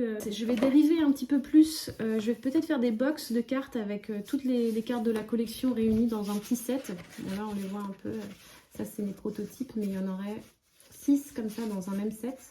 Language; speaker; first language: French; native; French